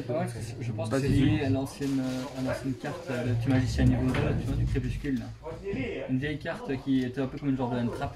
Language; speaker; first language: French; native; French